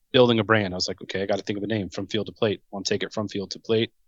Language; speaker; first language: English; native; English